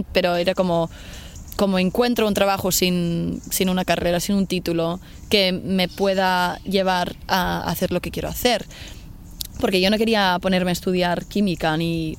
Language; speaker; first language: Spanish; non-native, fluent; English